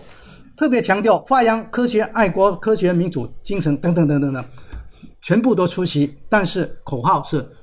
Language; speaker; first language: Chinese; native; Chinese